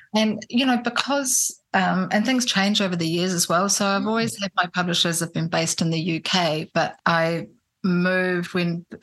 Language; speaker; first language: English; native; English